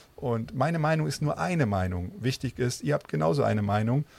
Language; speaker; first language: German; native; German